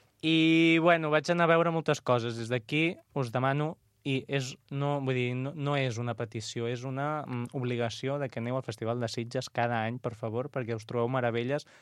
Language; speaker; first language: Catalan; non-native, local second language; Spanish